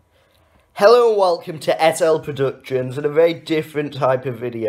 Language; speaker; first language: English; native; English